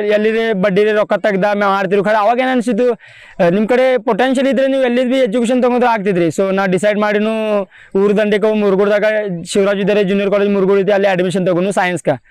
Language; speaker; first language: Kannada; non-native, local second language; Marathi